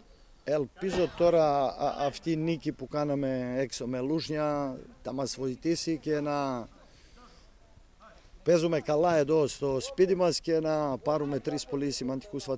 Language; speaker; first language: Greek; non-native, fluent; Serbian